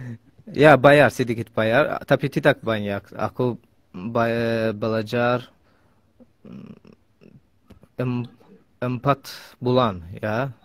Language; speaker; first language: Indonesian; non-native, learner; Azerbaijani